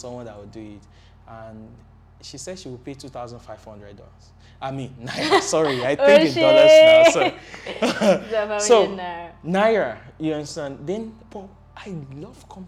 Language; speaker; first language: English; non-native, local second language; Yoruba